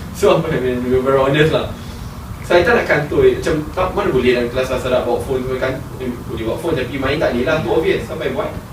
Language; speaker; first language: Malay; native; Malay